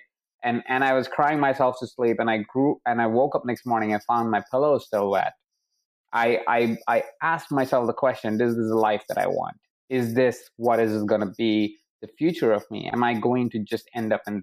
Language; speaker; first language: English; non-native, local second language; Hindi